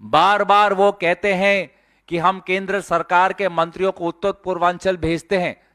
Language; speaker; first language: Hindi; non-native, local second language; Assamese